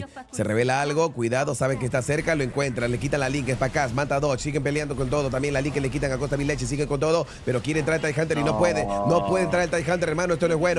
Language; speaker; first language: Spanish; native; Spanish